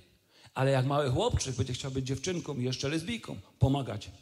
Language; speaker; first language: Polish; native; Polish